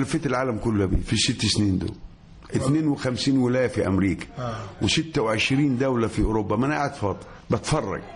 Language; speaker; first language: Arabic; native; Arabic